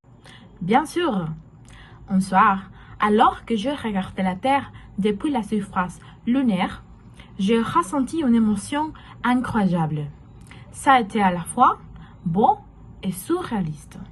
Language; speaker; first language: French; non-native, learner; Spanish